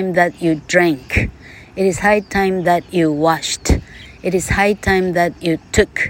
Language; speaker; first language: English; non-native, fluent; Chinese